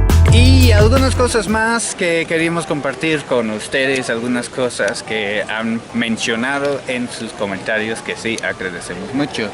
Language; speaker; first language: Spanish; non-native, fluent; English